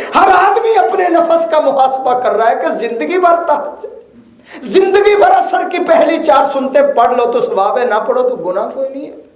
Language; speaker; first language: Urdu; non-native, local second language; Punjabi